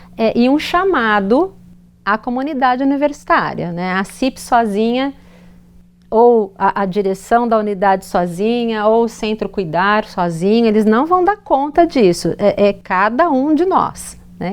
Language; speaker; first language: Portuguese; native; Portuguese